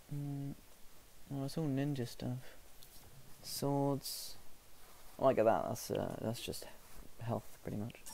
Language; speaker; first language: English; native; English